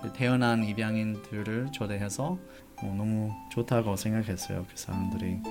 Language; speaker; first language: Korean; non-native, fluent; English